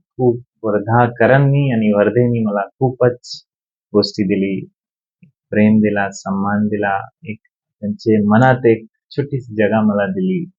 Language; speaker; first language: Marathi; non-native, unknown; Urdu